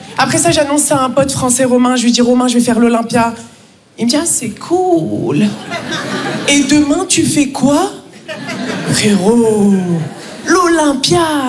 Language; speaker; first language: French; native; French